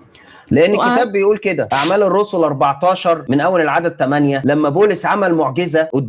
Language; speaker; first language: Arabic; native; Arabic